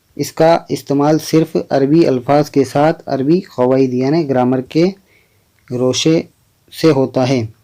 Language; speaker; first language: Hindi; native; Hindi